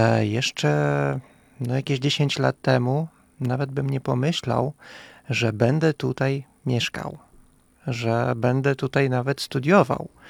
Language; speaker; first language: Polish; non-native, fluent; Russian